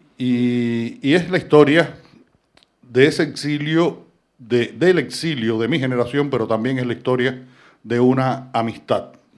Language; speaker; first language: Spanish; native; Spanish